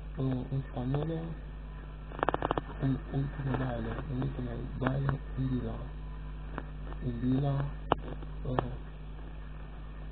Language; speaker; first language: Spanish; non-native, learner; Romanian